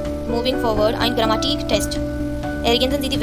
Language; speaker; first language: German; non-native, fluent; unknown